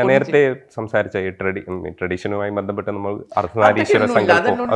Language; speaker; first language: Malayalam; native; Malayalam